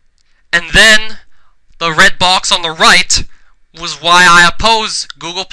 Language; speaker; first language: English; native; English